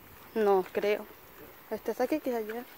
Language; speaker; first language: Spanish; native; Spanish